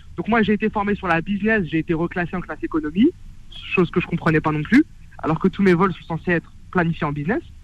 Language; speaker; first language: French; native; French